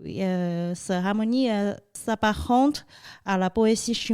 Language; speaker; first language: French; non-native, fluent; Chinese